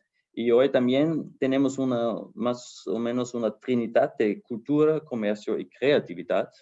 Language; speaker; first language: Spanish; non-native, fluent; German